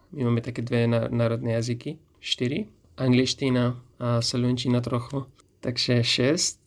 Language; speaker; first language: Slovak; non-native, fluent; Pashto